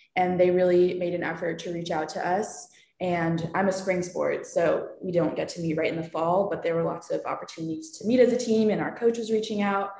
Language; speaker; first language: English; native; English